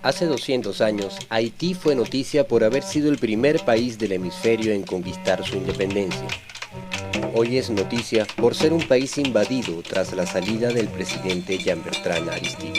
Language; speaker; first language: Spanish; native; Spanish